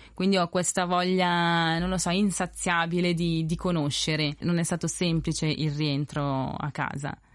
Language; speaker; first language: Italian; early bilingual, other home language; Spanish